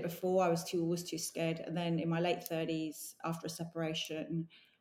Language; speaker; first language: English; native; English